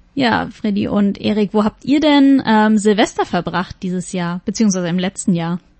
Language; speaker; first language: German; native; German